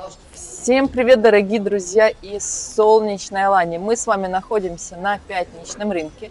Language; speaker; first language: Russian; native; Russian